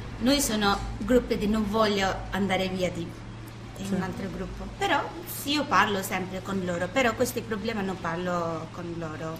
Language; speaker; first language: Italian; non-native, learner; Bangla